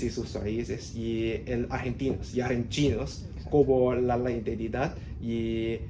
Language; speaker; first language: Spanish; non-native, learner; Cantonese